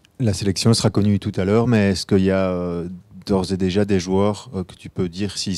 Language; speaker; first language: French; native; French